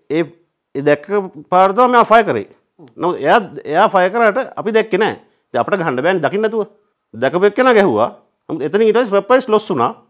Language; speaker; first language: Sinhala; native; Sinhala